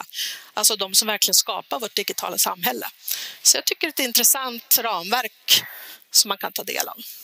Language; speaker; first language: Swedish; native; Swedish